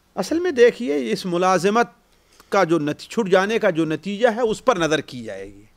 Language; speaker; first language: Urdu; native; Urdu